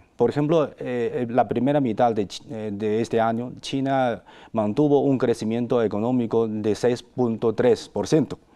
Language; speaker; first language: Spanish; non-native, fluent; Chinese